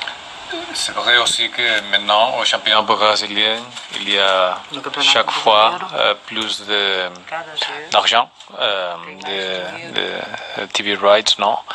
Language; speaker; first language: French; non-native, fluent; Spanish